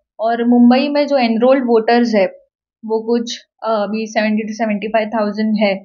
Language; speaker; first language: Hindi; non-native, local second language; Marathi